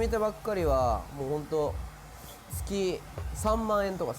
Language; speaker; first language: Japanese; native; Japanese